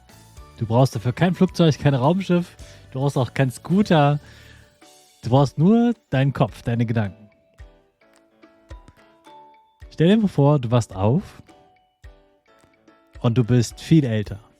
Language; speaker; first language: German; native; German